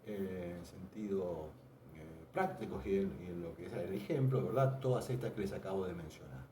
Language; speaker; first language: Spanish; native; Spanish